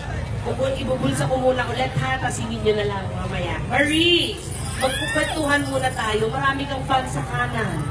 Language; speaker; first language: Filipino; native; Filipino